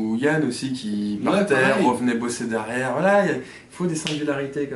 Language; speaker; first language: French; native; French